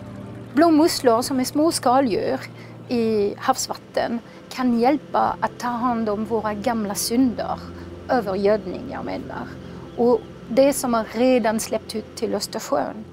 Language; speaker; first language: Swedish; non-native, fluent; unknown